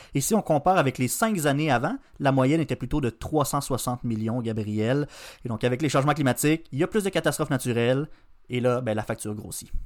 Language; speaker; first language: French; native; French